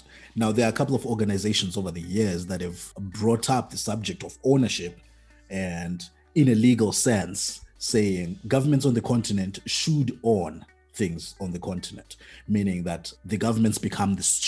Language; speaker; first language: English; non-native, local second language; Shona